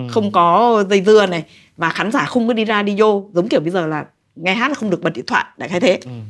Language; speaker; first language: Vietnamese; native; Vietnamese